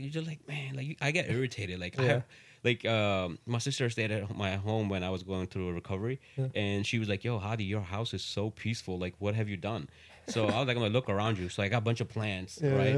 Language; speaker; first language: English; non-native, local second language; Urdu